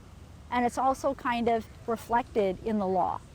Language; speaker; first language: English; native; English